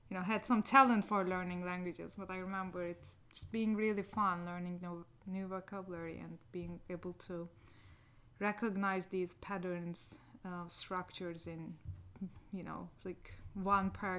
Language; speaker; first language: English; non-native, fluent; Turkish